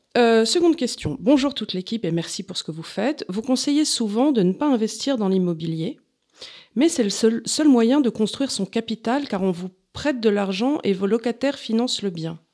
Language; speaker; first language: French; native; French